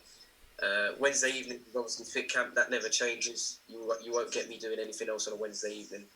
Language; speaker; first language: English; native; English